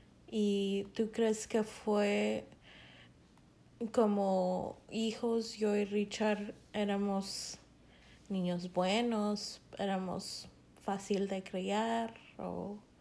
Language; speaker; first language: Spanish; early bilingual, heritage; Spanish